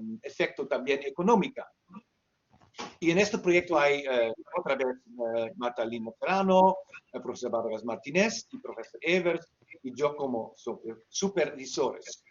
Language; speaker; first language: Spanish; non-native, learner; Dutch